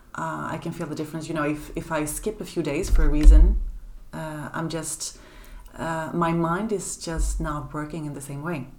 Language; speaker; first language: English; non-native, fluent; Swedish